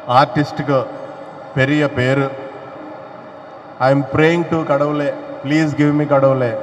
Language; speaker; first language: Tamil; non-native, learner; Telugu